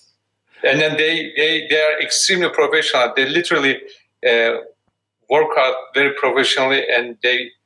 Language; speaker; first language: English; non-native, fluent; Turkish